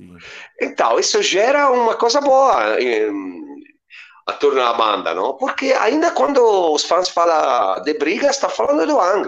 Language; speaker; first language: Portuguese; non-native, learner; Italian